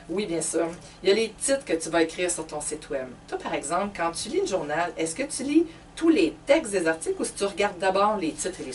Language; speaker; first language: French; native; French